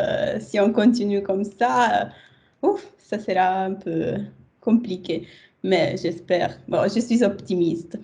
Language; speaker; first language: French; non-native, fluent; Italian